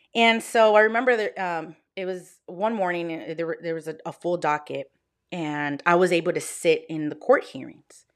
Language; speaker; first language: English; early bilingual, other home language; Spanish